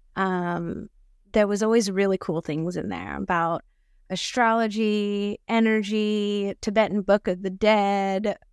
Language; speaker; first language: English; early bilingual, other home language; Filipino